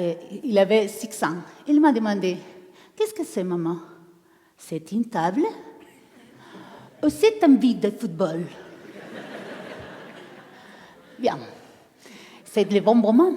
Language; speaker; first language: French; non-native, learner; Spanish